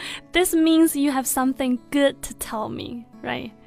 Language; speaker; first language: English; non-native, fluent; Chinese